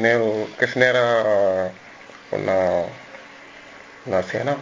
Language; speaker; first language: Spanish; non-native, learner; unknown